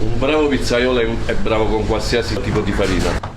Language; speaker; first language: Italian; native; Italian